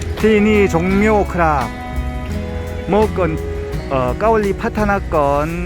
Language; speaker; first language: Thai; non-native, learner; Korean